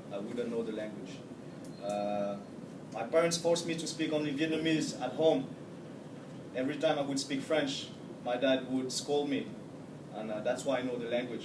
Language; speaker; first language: English; non-native, fluent; French